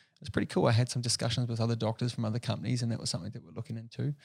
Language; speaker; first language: English; native; English